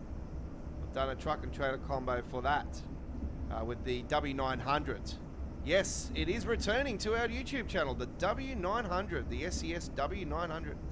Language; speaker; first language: English; native; English